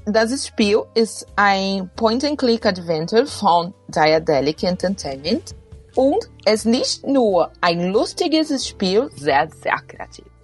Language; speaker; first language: German; non-native, learner; Portuguese